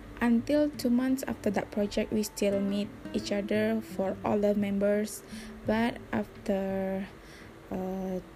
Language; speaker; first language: English; non-native, learner; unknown